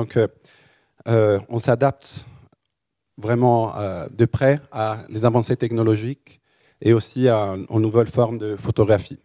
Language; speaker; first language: French; native; French